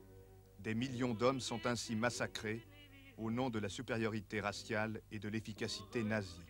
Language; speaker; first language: French; native; French